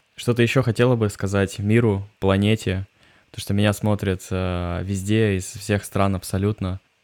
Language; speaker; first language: Russian; native; Russian